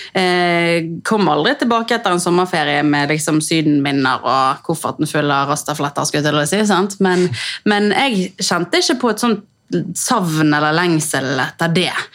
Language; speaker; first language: Norwegian; native; Norwegian